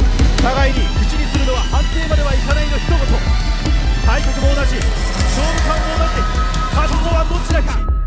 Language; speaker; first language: Japanese; native; Japanese